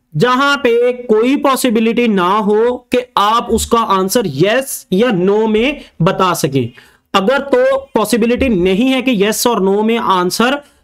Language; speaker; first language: Urdu; native; Urdu